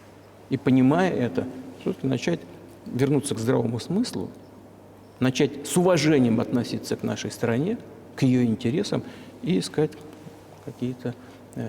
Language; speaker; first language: Russian; native; Russian